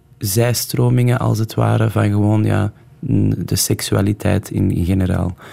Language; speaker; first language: Dutch; non-native, local second language; Arabic